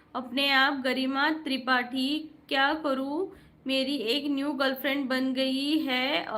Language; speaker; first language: Hindi; non-native, local second language; Marathi